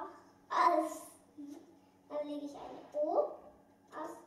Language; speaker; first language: German; early bilingual, other home language; Russian